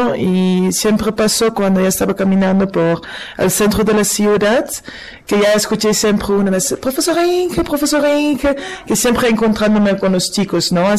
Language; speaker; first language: Spanish; non-native, fluent; Dutch